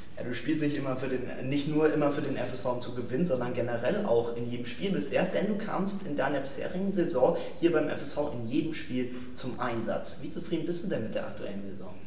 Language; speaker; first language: German; native; German